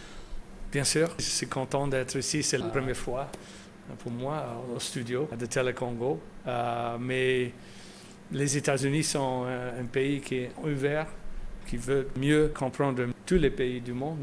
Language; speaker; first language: French; non-native, fluent; English